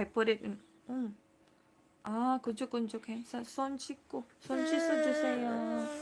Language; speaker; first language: Korean; non-native, learner; Cebuano